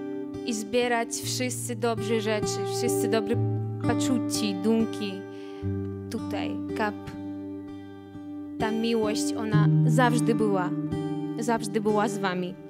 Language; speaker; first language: Polish; non-native, learner; Belarusian